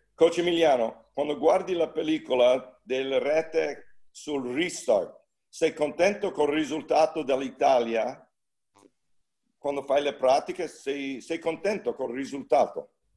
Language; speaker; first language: Italian; non-native, learner; English